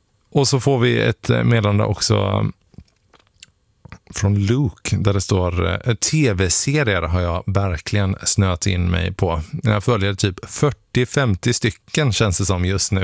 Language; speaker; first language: Swedish; native; Swedish